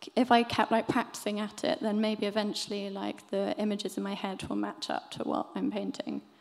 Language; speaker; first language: English; native; English